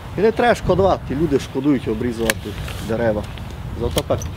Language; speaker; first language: Ukrainian; native; Ukrainian